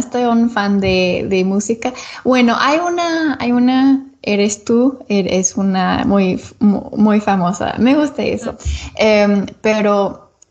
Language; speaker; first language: Spanish; non-native, learner; English